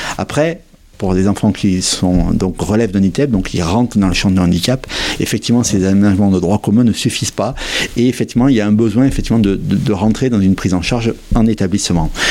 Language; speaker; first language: French; native; French